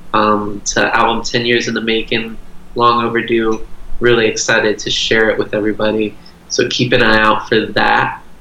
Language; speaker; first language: English; early bilingual, other home language; Portuguese